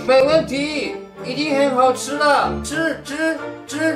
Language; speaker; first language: Chinese; non-native, fluent; Japanese